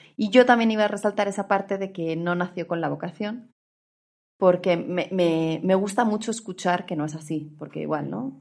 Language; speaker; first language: Spanish; native; Spanish